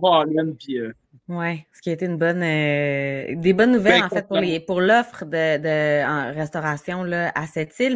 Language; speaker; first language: French; native; French